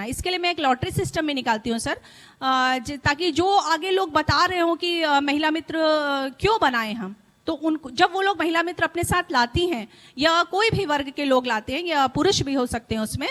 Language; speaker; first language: Hindi; native; Hindi